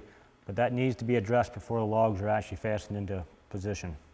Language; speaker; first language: English; native; English